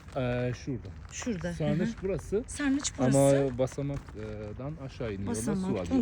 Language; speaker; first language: Turkish; non-native, learner; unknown